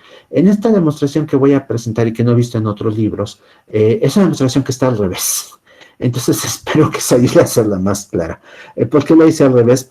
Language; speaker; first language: Spanish; native; Spanish